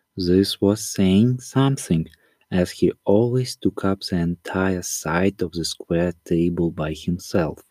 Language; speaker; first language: English; non-native, learner; Russian